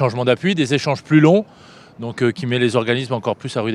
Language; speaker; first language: French; native; French